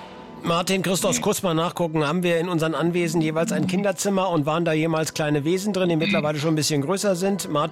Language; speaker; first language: German; native; German